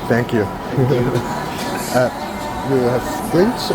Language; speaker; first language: English; non-native, learner; German